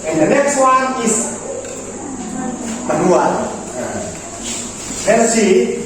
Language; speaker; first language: English; non-native, learner; Indonesian